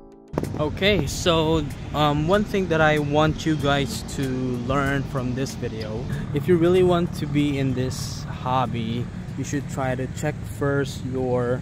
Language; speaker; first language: English; non-native, local second language; Filipino